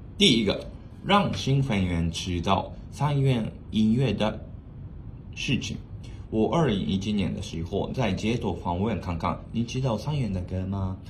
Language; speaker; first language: Chinese; non-native, fluent; Japanese